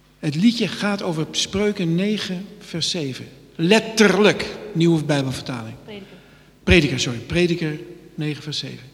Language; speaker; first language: Dutch; native; Dutch